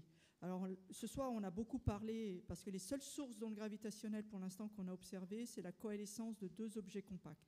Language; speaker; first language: French; native; French